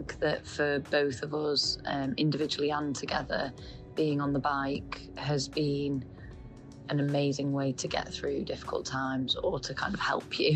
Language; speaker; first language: English; native; English